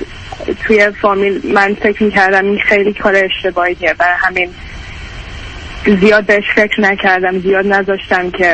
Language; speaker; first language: Persian; early bilingual, heritage; English